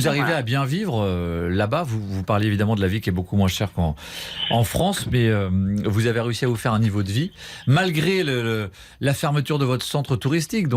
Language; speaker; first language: French; native; French